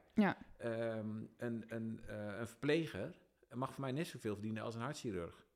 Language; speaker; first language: Dutch; native; Dutch